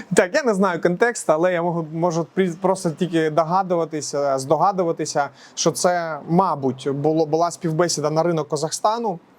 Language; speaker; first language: Ukrainian; non-native, local second language; Russian